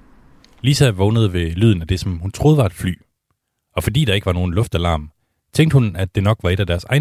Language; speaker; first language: Danish; native; Danish